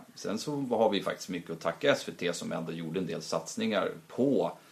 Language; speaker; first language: Swedish; native; Swedish